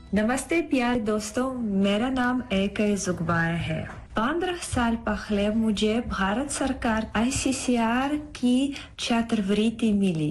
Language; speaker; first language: Hindi; non-native, fluent; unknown